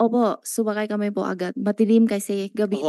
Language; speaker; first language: Filipino; non-native, learner; Chinese